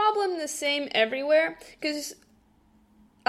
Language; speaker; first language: English; non-native, fluent; Dutch